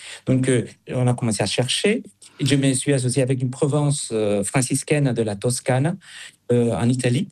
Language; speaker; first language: French; non-native, fluent; Spanish